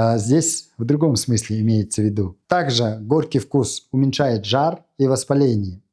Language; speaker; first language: Russian; non-native, fluent; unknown